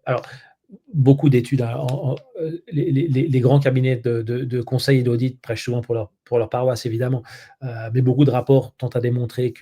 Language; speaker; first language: French; native; French